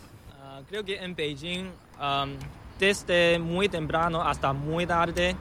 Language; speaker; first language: Spanish; non-native, learner; Chinese